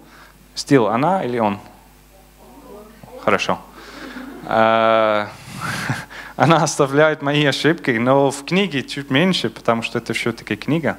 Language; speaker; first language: Russian; non-native, learner; Dutch